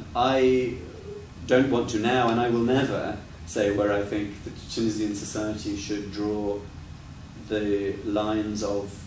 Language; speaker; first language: English; native; English